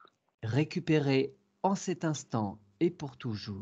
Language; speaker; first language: French; native; French